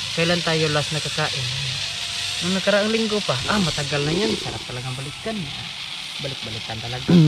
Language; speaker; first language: Filipino; non-native, local second language; Cebuano